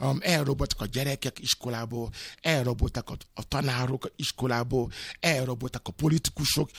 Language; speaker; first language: Hungarian; non-native, fluent; Yoruba